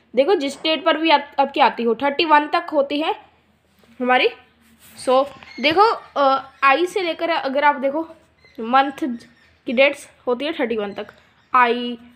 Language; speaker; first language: Hindi; non-native, local second language; Punjabi